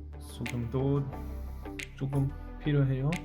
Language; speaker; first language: Korean; non-native, learner; German